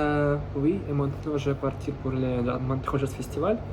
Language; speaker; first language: French; non-native, learner; Russian